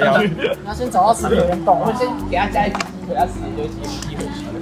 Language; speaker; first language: Chinese; native; Chinese